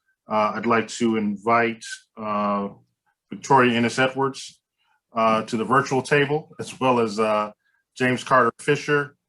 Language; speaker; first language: English; native; English